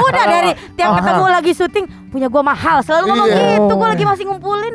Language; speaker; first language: Indonesian; native; Indonesian